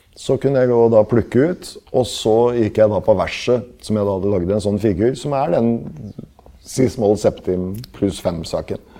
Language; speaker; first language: Norwegian; native; Norwegian